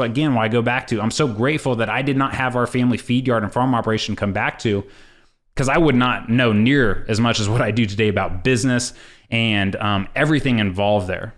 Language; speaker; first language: English; native; English